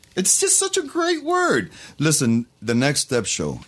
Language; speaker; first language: English; native; English